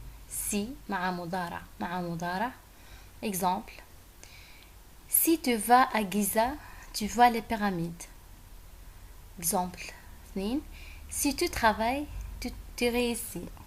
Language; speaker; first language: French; non-native, fluent; Arabic